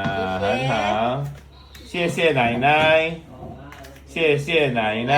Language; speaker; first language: Chinese; non-native, learner; Filipino